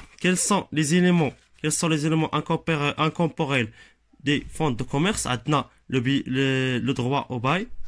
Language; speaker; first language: French; non-native, local second language; Arabic